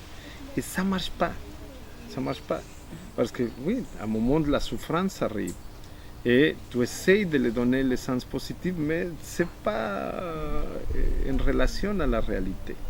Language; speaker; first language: French; non-native, fluent; Spanish